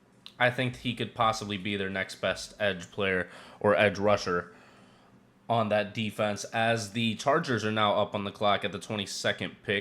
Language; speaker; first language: English; native; English